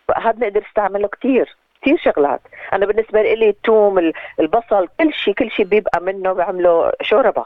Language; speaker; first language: Arabic; native; Arabic